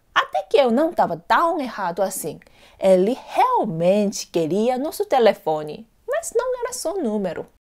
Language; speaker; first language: Portuguese; non-native, fluent; Korean